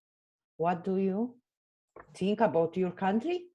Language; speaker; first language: English; non-native, fluent; Romanian